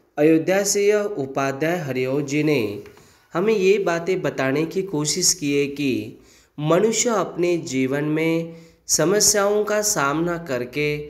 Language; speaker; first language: Hindi; native; Hindi